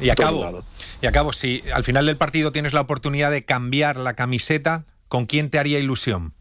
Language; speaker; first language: Spanish; native; Spanish